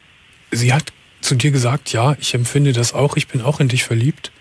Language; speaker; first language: German; native; German